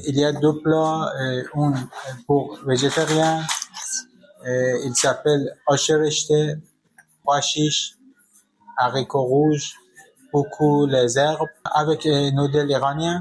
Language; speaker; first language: French; non-native, learner; Persian